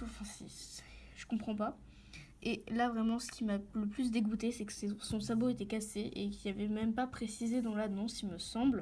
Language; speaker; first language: French; native; French